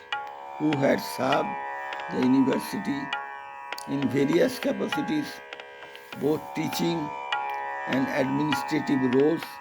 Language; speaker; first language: English; non-native, local second language; Bangla